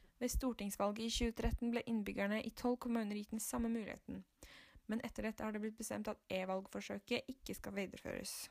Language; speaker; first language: Norwegian; native; Norwegian